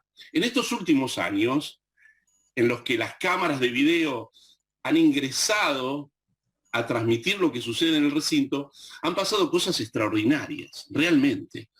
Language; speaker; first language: Spanish; native; Spanish